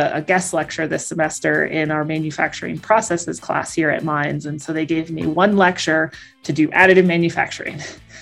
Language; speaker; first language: English; native; English